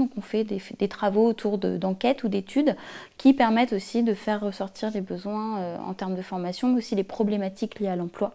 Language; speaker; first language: French; native; French